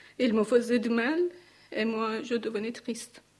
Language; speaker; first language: French; non-native, learner; Persian